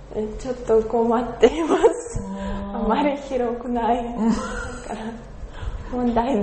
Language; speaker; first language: Japanese; non-native, learner; Russian